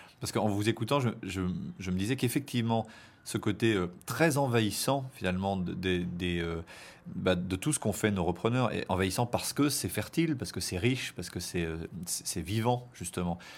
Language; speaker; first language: French; native; French